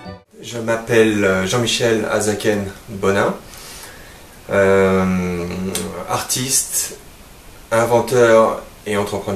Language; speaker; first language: French; native; French